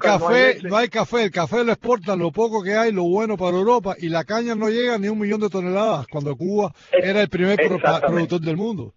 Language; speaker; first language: Spanish; native; Spanish